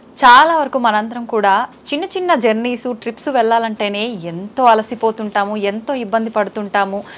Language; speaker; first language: Telugu; native; Telugu